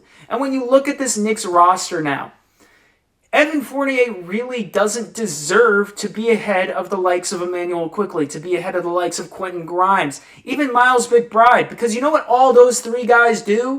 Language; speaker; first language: English; native; English